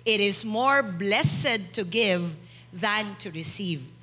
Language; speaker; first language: English; non-native, local second language; Filipino